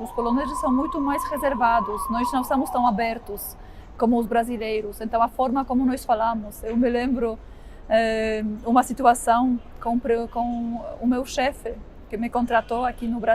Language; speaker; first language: Portuguese; non-native, fluent; Polish